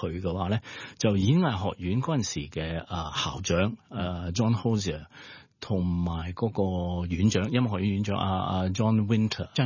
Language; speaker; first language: Cantonese; early bilingual, heritage; Cantonese